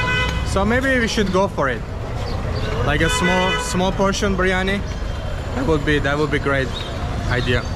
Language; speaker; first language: English; non-native, fluent; Azerbaijani